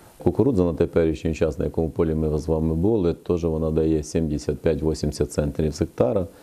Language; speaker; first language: Ukrainian; native; Ukrainian